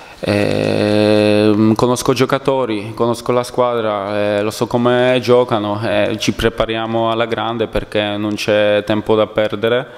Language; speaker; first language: Italian; non-native, fluent; Polish